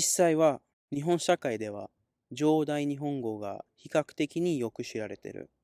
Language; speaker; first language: Japanese; non-native, learner; English